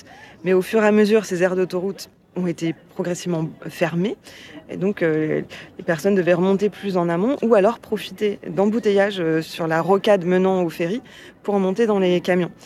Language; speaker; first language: French; native; French